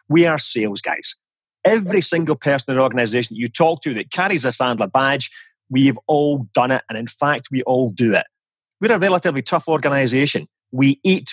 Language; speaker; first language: English; native; English